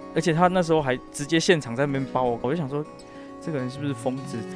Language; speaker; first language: Chinese; native; Chinese